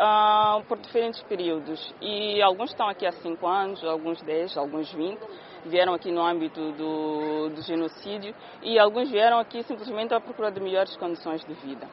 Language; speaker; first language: Portuguese; non-native, fluent; Kinyarwanda